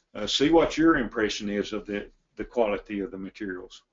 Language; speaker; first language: English; native; English